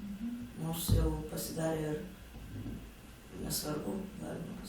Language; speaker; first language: Lithuanian; non-native, local second language; Polish